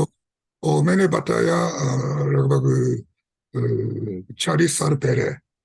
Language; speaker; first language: Hindi; non-native, fluent; Japanese